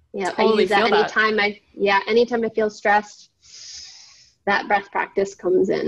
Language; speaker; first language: English; native; English